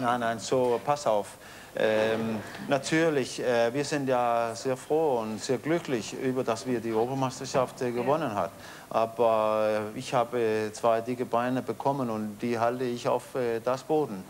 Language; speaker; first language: German; non-native, fluent; Danish